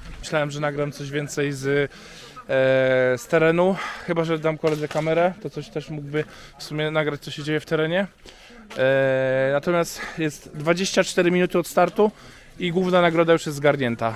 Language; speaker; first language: Polish; native; Polish